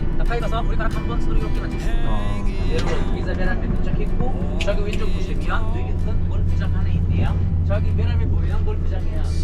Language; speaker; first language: Korean; non-native, fluent; Arabic